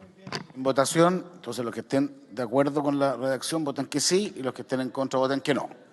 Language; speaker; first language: Spanish; native; Spanish